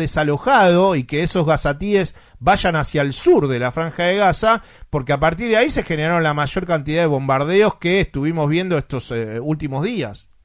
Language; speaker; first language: Spanish; native; Spanish